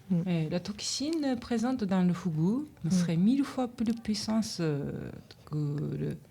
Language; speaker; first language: French; non-native, learner; Japanese